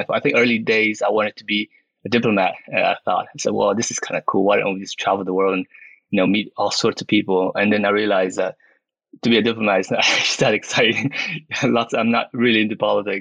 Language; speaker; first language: English; early bilingual, other home language; Min Nan Chinese